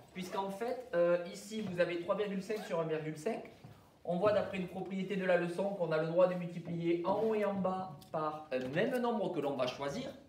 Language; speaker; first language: French; native; French